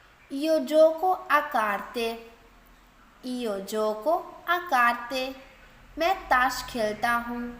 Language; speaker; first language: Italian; non-native, fluent; Urdu